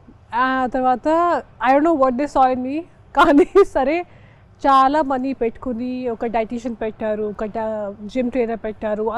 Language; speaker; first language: Telugu; non-native, fluent; Hindi